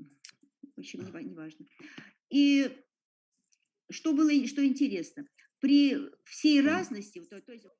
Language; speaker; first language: Russian; native; Russian